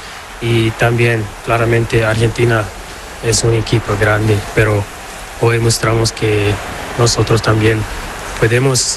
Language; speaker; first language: Spanish; non-native, learner; Portuguese